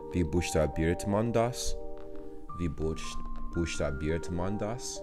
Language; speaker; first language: German; non-native, learner; English